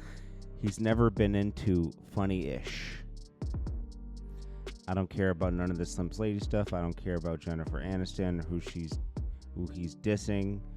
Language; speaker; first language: English; native; English